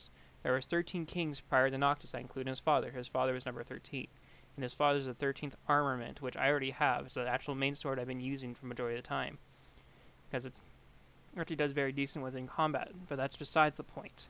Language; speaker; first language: English; native; English